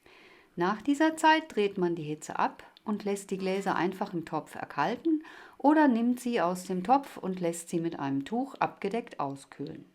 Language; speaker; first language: German; native; German